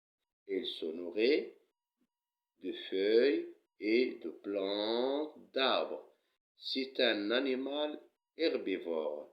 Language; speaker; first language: French; non-native, local second language; Arabic